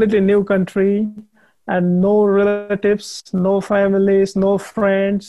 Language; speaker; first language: English; non-native, learner; Nepali